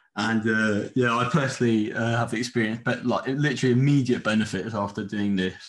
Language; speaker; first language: English; non-native, fluent; Spanish